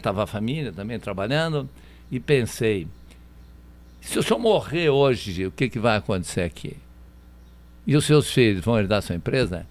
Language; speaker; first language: Portuguese; native; Portuguese